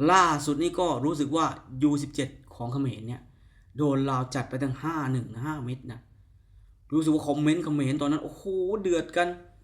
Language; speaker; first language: Thai; native; Thai